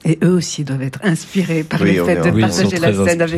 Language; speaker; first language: French; native; French